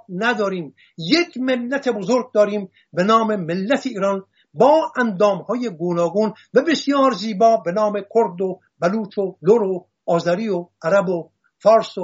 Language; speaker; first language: Persian; non-native, local second language; Assyrian Neo-Aramaic